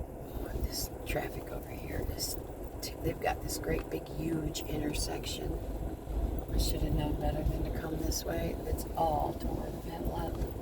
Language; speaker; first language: English; native; English